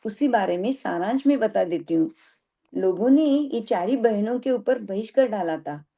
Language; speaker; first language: Hindi; non-native, local second language; Marathi